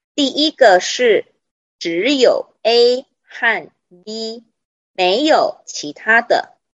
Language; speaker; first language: Chinese; native; Chinese